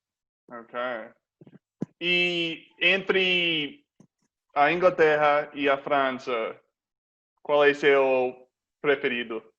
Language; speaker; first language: Portuguese; non-native, fluent; English